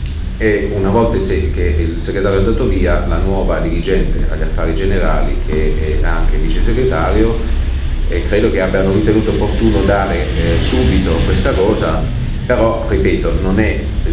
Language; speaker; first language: Italian; native; Italian